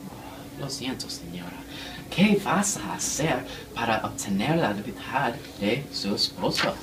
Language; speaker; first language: Spanish; non-native, learner; English